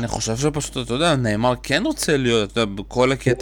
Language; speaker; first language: Hebrew; native; Hebrew